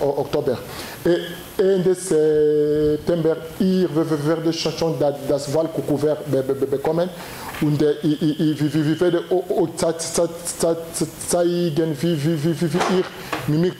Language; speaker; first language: German; non-native, learner; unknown